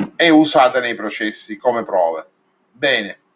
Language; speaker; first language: Italian; native; Italian